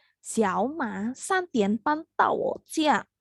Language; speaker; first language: Chinese; non-native, fluent; Indonesian